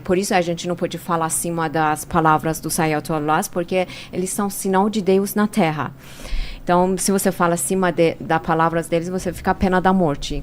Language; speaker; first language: Portuguese; non-native, fluent; Persian